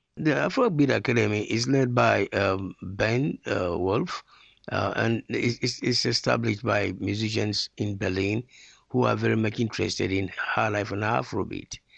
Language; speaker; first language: English; non-native, local second language; Akan